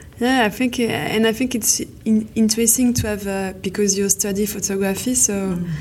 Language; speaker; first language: English; non-native, fluent; French